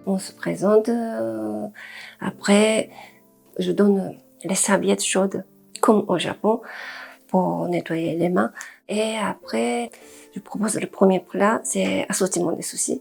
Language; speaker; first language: French; non-native, fluent; Japanese